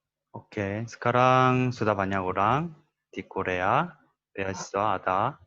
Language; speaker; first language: Indonesian; non-native, learner; Korean